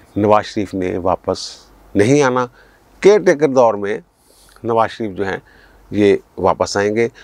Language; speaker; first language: Urdu; non-native, local second language; Punjabi